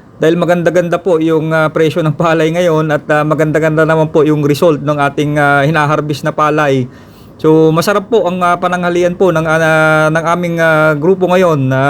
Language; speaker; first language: Filipino; non-native, local second language; Iloko